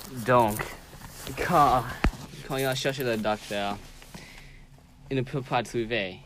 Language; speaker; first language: French; non-native, learner; English